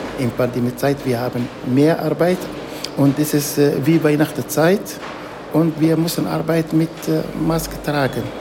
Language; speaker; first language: German; non-native, learner; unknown